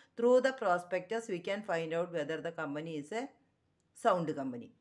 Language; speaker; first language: English; non-native, local second language; Tamil